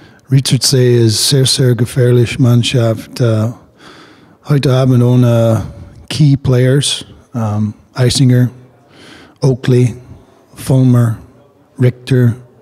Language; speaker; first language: German; non-native, learner; English